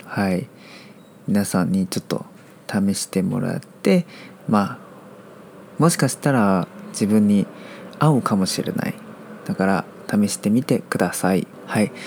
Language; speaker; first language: Japanese; non-native, fluent; Chinese